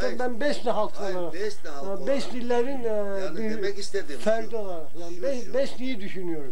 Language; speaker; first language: Turkish; native; Turkish